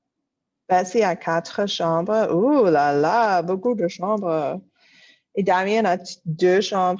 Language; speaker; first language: French; non-native, fluent; English